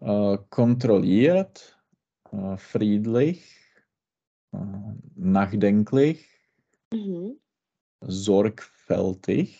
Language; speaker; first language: German; non-native, learner; Czech